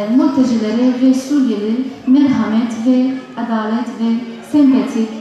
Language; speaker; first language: Turkish; non-native, learner; Arabic